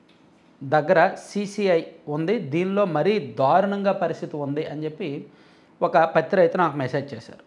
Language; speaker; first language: Telugu; native; Telugu